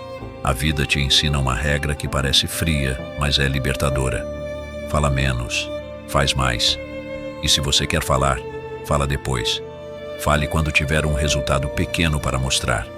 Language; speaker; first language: Portuguese; native; Portuguese